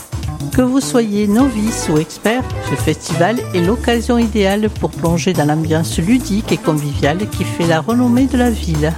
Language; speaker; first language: French; native; French